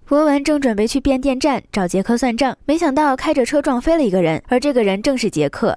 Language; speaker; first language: Chinese; native; Chinese